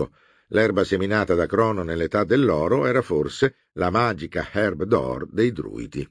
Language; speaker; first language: Italian; native; Italian